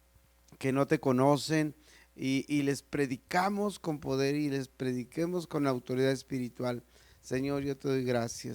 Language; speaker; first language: Spanish; native; Spanish